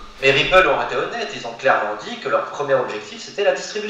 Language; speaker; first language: French; native; French